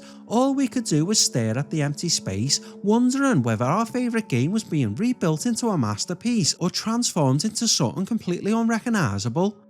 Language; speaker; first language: English; native; English